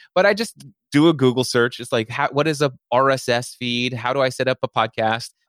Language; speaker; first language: English; native; English